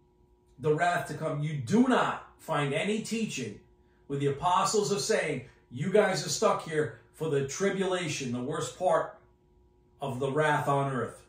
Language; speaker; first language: English; native; English